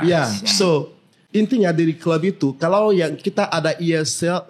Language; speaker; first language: Indonesian; non-native, fluent; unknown